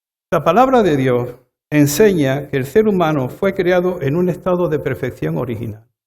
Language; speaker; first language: Spanish; native; Spanish